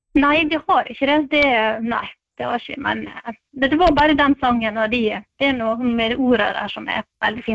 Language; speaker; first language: Norwegian; native; Norwegian